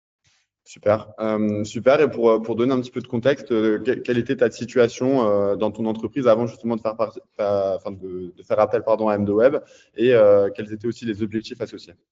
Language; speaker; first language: French; native; French